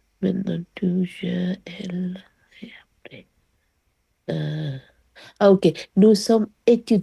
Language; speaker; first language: French; non-native, learner; Sinhala